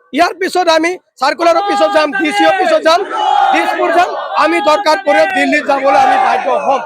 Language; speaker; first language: Assamese; non-native, local second language; Mising